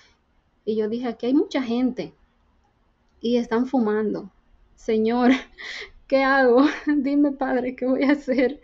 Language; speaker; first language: Spanish; native; Spanish